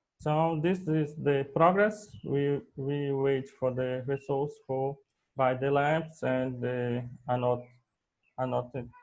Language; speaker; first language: English; non-native, learner; Portuguese